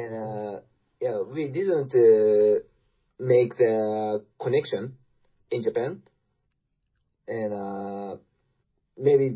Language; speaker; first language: English; non-native, learner; Japanese